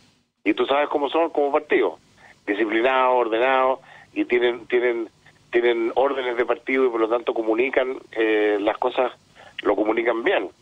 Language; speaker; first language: Spanish; native; Spanish